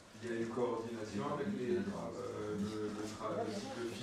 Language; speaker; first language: French; native; French